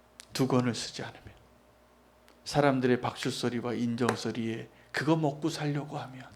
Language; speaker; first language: Korean; native; Korean